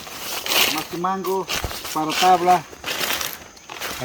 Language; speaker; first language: Spanish; non-native, local second language; Shipibo-Conibo